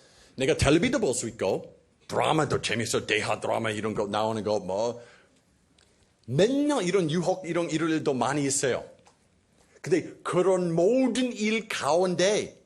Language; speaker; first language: Korean; non-native, fluent; English